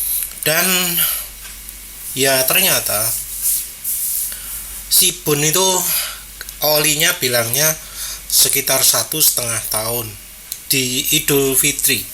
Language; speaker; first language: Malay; non-native, local second language; Javanese